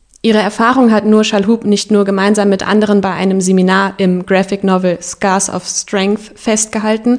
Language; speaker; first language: German; native; German